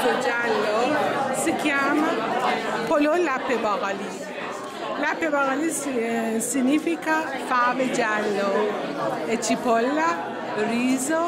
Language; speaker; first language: Italian; non-native, learner; Persian